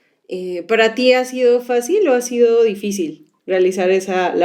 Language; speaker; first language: Spanish; native; Spanish